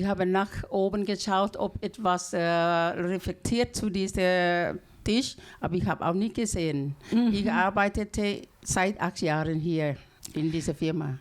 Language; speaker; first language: German; non-native, learner; Thai